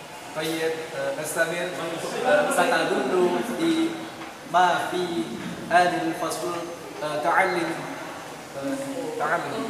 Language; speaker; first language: Arabic; non-native, learner; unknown